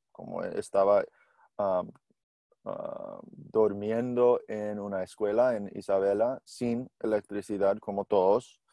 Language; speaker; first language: Spanish; non-native, learner; English